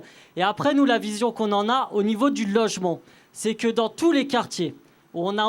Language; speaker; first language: French; native; French